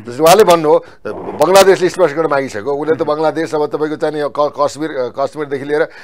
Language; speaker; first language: Nepali; native; Nepali